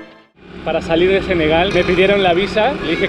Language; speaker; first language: Spanish; native; Spanish